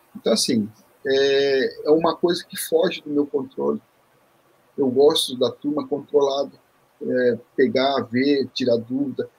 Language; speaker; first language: Portuguese; early bilingual, other home language; Korean